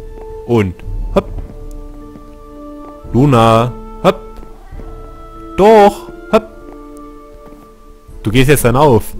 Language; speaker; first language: German; native; German